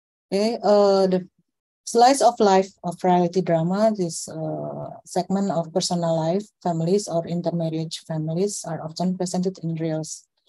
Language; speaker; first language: English; non-native, fluent; Indonesian